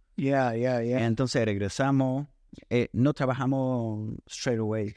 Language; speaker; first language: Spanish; non-native, fluent; French